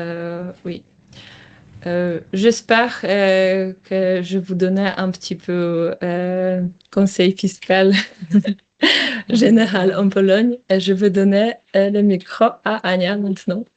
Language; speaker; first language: French; non-native, learner; Polish